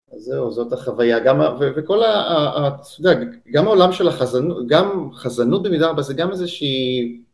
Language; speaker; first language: Hebrew; native; Hebrew